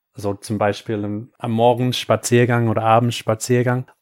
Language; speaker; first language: German; non-native, fluent; English